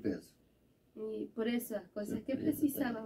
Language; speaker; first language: Portuguese; non-native, fluent; Spanish